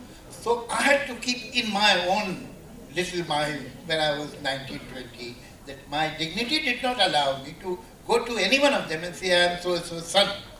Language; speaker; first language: English; non-native, local second language; Urdu